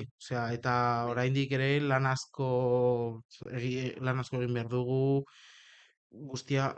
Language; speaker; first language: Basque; non-native, local second language; Spanish